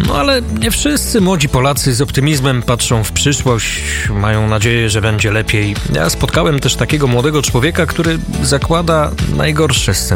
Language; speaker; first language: Polish; native; Polish